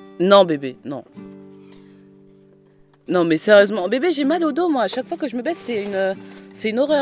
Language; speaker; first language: French; native; French